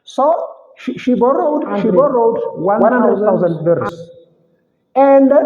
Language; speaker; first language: English; non-native, local second language; Amharic